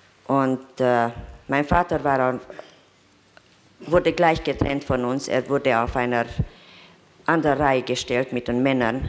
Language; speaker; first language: German; non-native, fluent; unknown